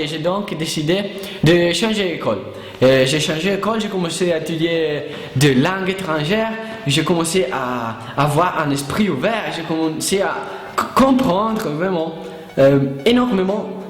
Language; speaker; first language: French; non-native, learner; Italian